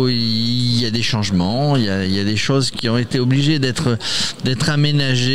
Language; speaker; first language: French; native; French